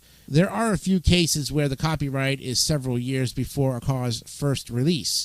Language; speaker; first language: English; native; English